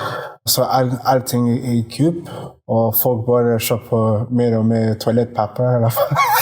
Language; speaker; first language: Swedish; non-native, fluent; English